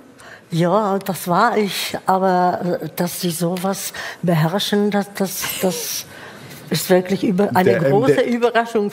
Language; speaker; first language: German; non-native, fluent; Czech